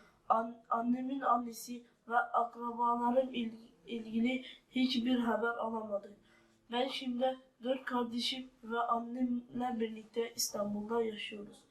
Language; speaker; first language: Turkish; non-native, learner; Uyghur